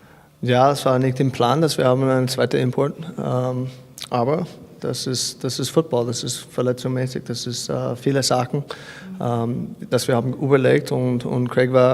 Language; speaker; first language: German; non-native, fluent; English